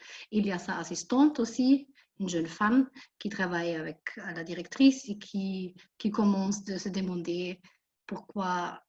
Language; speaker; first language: French; non-native, fluent; German